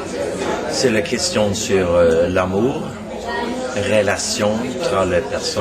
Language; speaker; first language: French; non-native, learner; Norwegian